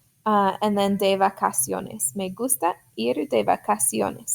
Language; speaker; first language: Spanish; non-native, fluent; English